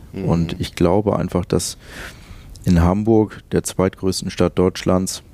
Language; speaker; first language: German; native; German